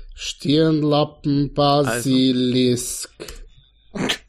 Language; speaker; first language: German; native; German